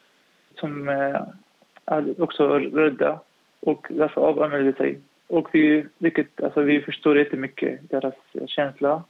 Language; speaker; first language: Swedish; non-native, fluent; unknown